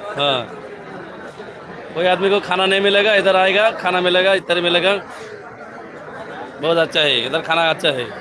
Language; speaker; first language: Hindi; non-native, learner; Bangla